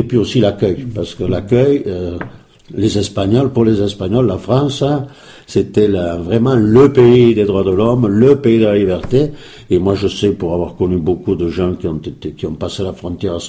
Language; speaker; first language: French; early bilingual, other home language; Spanish